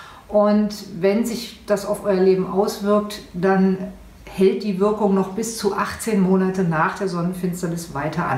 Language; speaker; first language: German; native; German